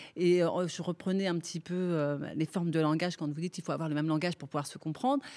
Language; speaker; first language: French; native; French